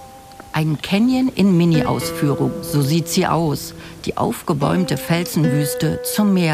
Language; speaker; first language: German; native; German